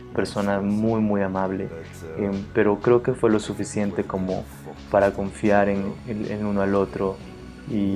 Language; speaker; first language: Spanish; non-native, fluent; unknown